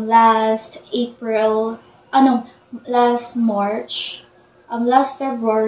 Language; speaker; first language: English; non-native, local second language; Filipino